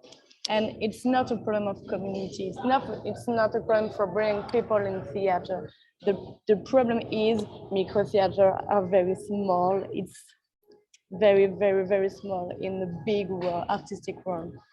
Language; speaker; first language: English; non-native, learner; French